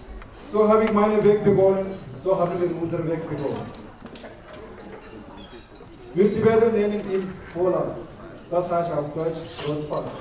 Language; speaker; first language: German; non-native, fluent; Tibetan